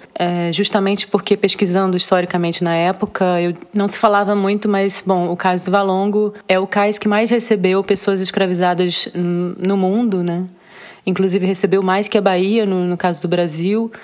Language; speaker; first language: Portuguese; native; Portuguese